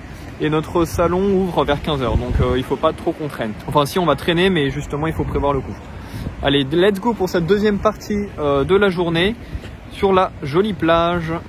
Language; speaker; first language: French; native; French